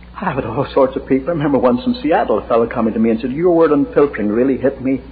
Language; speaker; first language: English; native; English